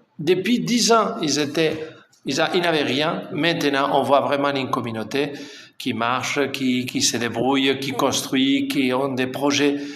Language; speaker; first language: French; non-native, fluent; Spanish